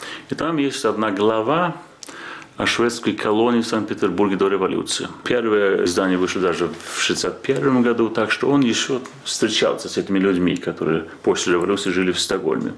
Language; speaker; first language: Russian; non-native, fluent; Swedish